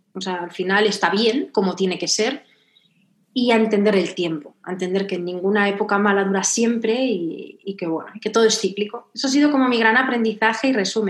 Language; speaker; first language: Spanish; native; Spanish